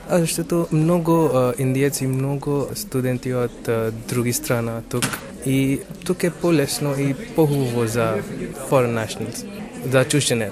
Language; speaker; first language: Bulgarian; non-native, learner; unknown